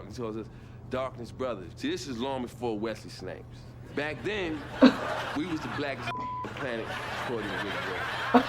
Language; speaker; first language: English; native; English